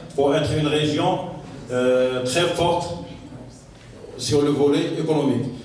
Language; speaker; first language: French; non-native, local second language; Arabic